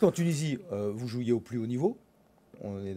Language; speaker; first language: French; native; French